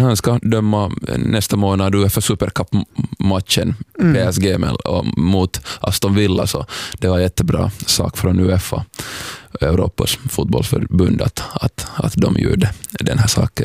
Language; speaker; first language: Swedish; non-native, local second language; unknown